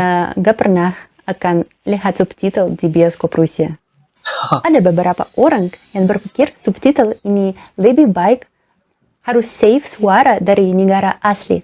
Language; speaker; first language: Indonesian; non-native, learner; Russian